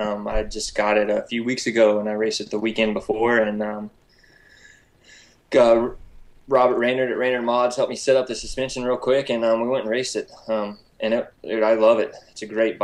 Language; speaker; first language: English; native; English